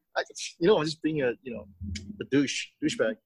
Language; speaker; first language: English; early bilingual, other home language; Chinese